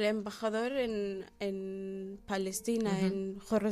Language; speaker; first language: Spanish; non-native, learner; Arabic